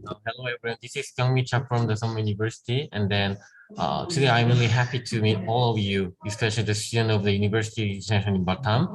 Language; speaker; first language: English; non-native, learner; Korean